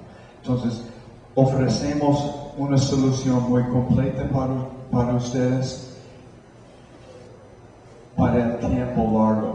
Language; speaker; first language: Spanish; non-native, fluent; English